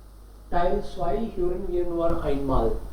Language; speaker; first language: German; non-native, fluent; Hindi